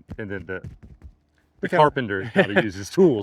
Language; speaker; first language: English; native; English